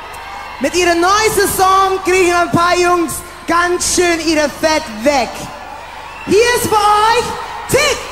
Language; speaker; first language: German; non-native, learner; English